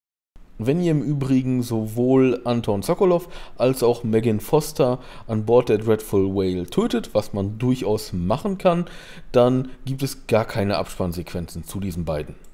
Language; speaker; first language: German; native; German